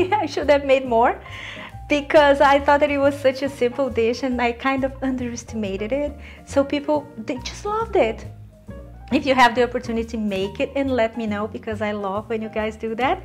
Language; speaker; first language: English; non-native, fluent; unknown